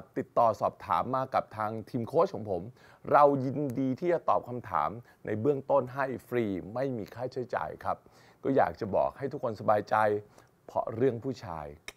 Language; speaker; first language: Thai; native; Thai